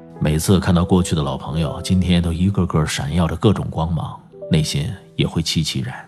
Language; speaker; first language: Chinese; native; Chinese